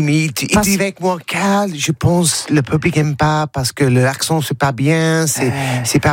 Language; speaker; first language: French; non-native, learner; English